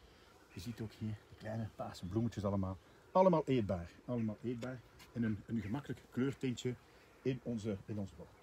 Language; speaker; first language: Dutch; native; Dutch